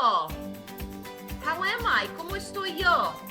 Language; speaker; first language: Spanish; non-native, fluent; English